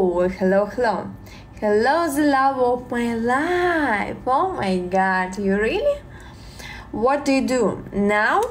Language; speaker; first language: English; non-native, learner; Russian